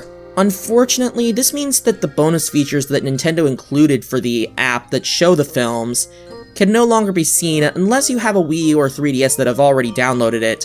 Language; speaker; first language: English; native; English